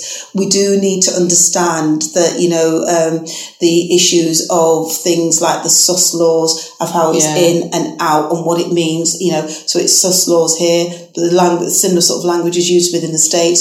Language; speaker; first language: English; native; English